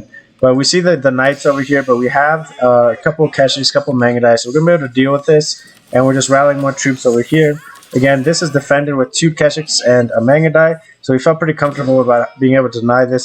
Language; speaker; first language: English; native; English